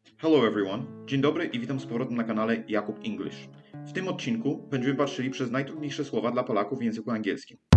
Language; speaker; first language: Polish; early bilingual, heritage; English